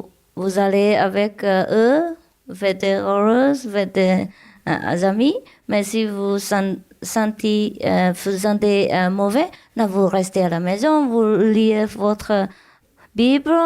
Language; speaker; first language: French; non-native, learner; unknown